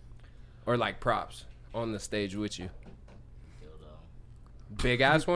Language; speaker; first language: English; native; English